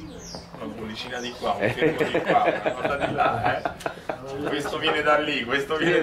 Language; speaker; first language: Italian; native; Italian